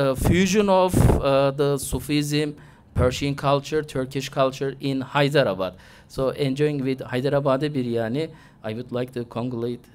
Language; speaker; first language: English; non-native, fluent; Turkish